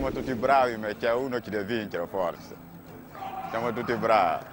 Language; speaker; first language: Italian; non-native, fluent; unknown